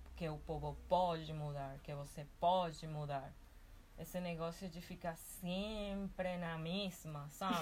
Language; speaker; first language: Portuguese; non-native, fluent; Spanish